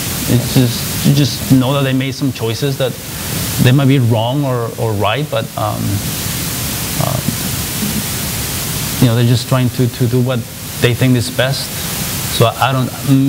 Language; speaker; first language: English; non-native, fluent; Spanish